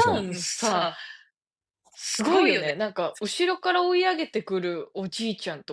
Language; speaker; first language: Japanese; native; Japanese